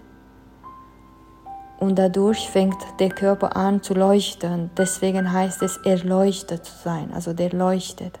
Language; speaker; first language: German; non-native, fluent; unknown